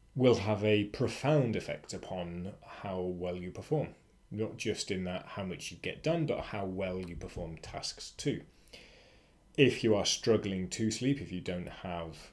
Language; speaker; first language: English; native; English